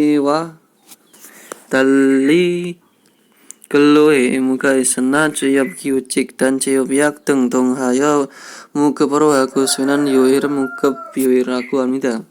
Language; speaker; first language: Korean; non-native, fluent; Indonesian